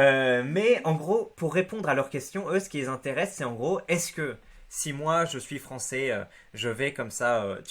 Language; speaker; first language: French; native; French